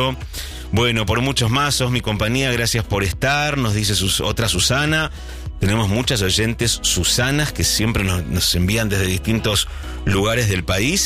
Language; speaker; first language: Spanish; native; Spanish